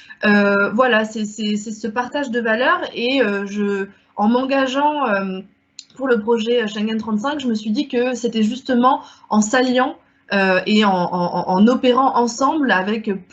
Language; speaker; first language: French; native; French